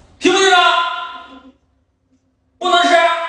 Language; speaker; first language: Chinese; native; Chinese